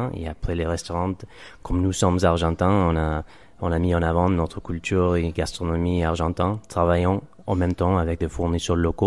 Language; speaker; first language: French; non-native, fluent; Spanish